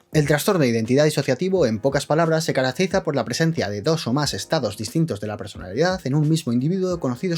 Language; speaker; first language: Spanish; native; Spanish